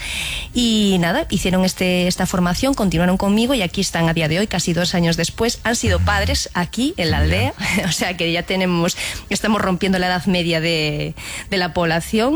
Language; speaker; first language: Spanish; native; Spanish